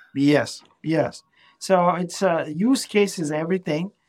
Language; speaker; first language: English; non-native, fluent; Arabic